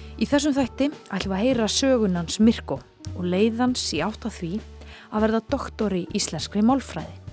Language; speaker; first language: Icelandic; native; Icelandic